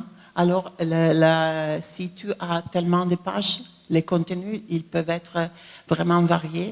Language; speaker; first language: French; non-native, fluent; Italian